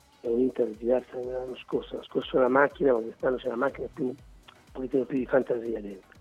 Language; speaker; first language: Italian; native; Italian